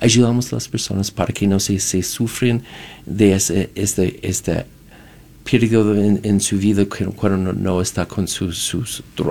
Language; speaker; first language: Spanish; non-native, fluent; English